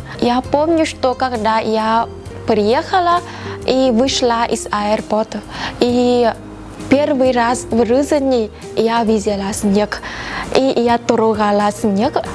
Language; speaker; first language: Russian; non-native, fluent; Vietnamese